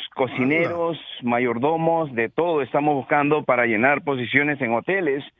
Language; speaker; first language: Spanish; native; Spanish